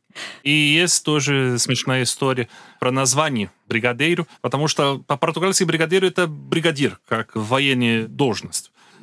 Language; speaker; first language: Russian; non-native, learner; Portuguese